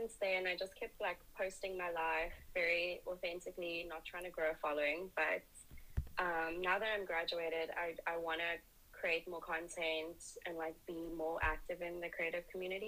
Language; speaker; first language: English; native; English